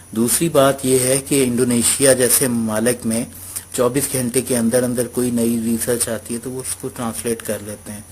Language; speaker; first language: Urdu; non-native, local second language; Punjabi